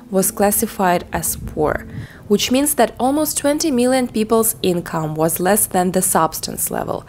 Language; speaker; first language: English; non-native, fluent; Russian